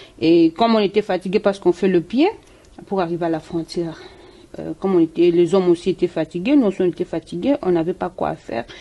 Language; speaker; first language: French; non-native, local second language; Lingala